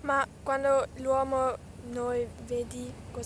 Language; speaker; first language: Italian; non-native, learner; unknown